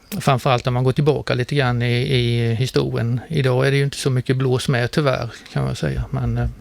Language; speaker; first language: Swedish; native; Swedish